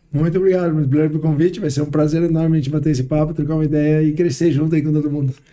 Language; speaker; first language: Portuguese; early bilingual, heritage; Portuguese